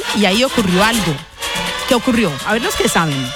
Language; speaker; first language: Spanish; native; Spanish